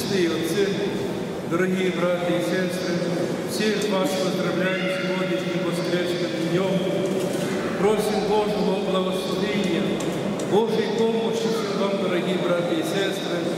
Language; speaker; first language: Russian; non-native, local second language; Ukrainian